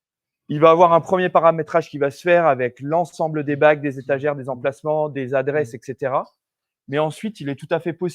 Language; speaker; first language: French; native; French